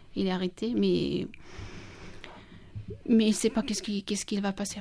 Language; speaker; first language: French; non-native, learner; Kurdish